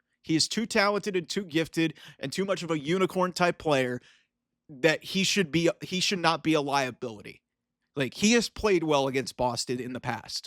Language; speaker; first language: English; native; English